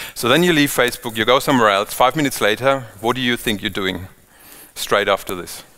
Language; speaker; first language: English; non-native, fluent; German